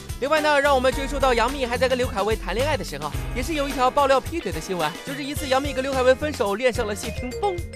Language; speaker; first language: Chinese; native; Chinese